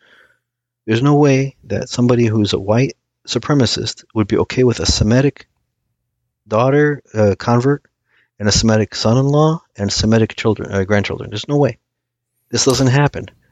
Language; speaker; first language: English; early bilingual, other home language; Assyrian Neo-Aramaic